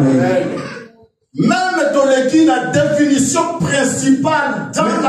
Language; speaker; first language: French; non-native, local second language; Lingala